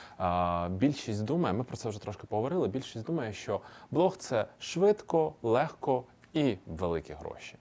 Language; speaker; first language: Ukrainian; native; Ukrainian